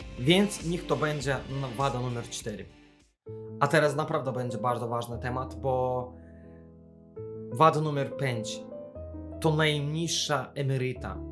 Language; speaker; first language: Polish; non-native, fluent; Azerbaijani